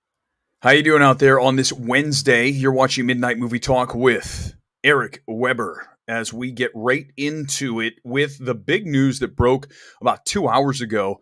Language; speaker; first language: English; native; English